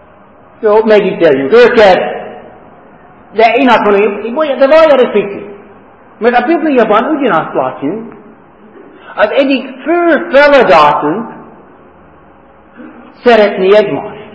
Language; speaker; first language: Hungarian; non-native, fluent; English